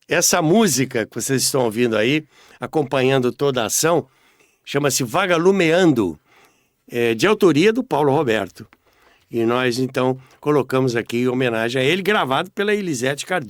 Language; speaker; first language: Portuguese; native; Portuguese